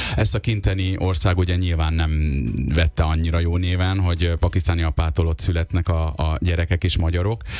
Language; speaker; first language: Hungarian; early bilingual, other home language; Urdu